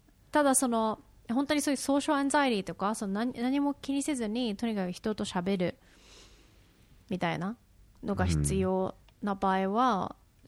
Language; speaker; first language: Japanese; early bilingual, heritage; Japanese